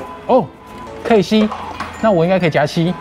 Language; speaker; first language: Chinese; native; Chinese